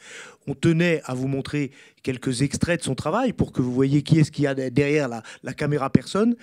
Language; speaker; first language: French; native; French